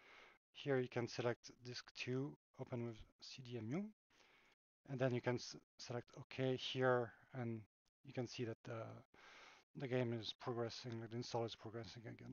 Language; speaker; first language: English; non-native, fluent; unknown